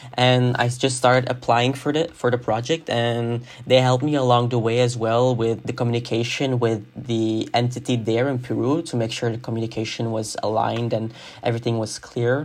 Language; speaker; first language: English; non-native, fluent; Dutch